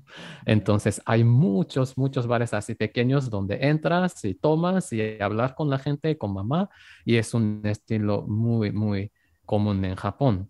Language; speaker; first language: Spanish; non-native, fluent; Japanese